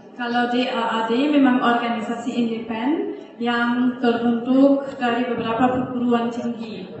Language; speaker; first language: Indonesian; non-native, fluent; German